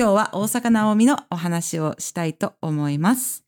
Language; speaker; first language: Japanese; native; Japanese